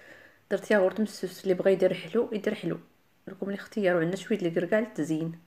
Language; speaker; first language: Arabic; native; Arabic